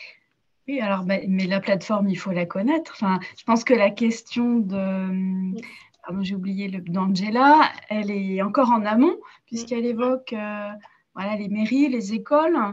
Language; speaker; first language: French; native; French